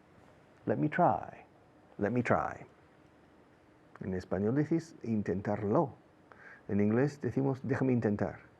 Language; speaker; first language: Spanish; non-native, fluent; English